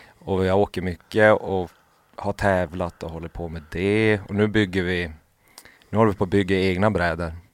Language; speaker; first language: Swedish; native; Swedish